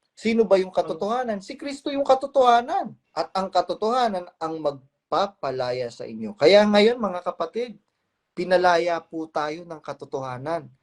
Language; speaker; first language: Filipino; native; Filipino